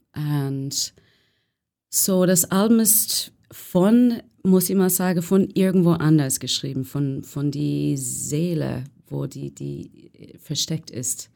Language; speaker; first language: German; non-native, fluent; English